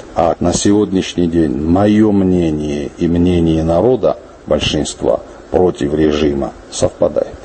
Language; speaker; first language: Russian; non-native, local second language; Ossetic